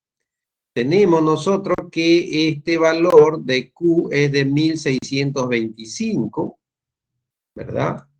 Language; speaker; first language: Spanish; native; Spanish